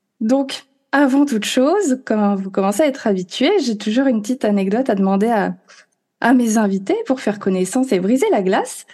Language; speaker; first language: French; native; French